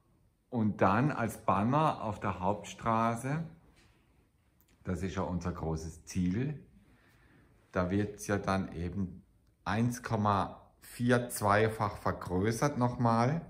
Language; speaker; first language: German; native; German